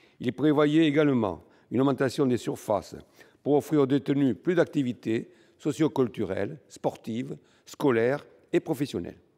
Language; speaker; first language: French; native; French